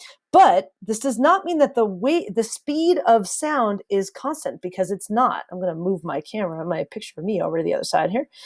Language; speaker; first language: English; native; English